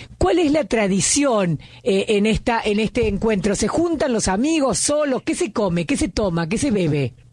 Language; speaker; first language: Spanish; native; Spanish